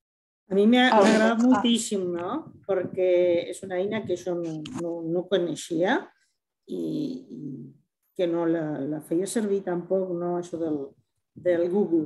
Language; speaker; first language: Catalan; non-native, fluent; Spanish